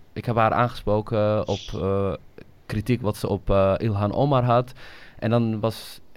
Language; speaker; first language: Dutch; early bilingual, other home language; Somali